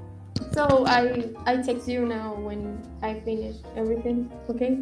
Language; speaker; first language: English; non-native, learner; Spanish